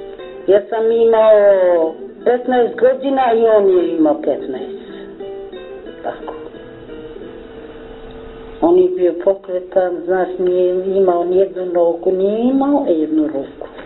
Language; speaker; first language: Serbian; non-native, local second language; Romany